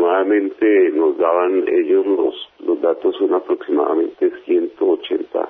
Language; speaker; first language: Spanish; native; Spanish